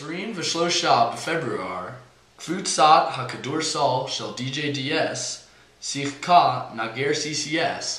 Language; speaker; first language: Hebrew; non-native, learner; English